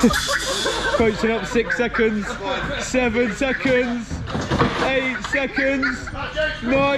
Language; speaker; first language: English; native; English